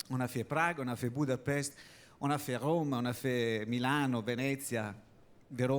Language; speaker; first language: French; non-native, learner; Italian